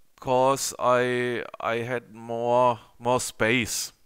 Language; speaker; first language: English; non-native, learner; German